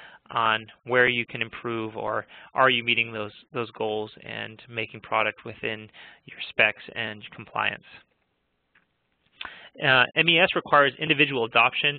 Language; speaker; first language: English; native; English